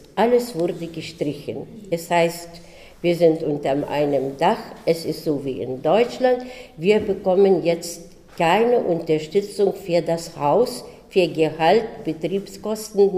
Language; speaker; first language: German; early bilingual, heritage; German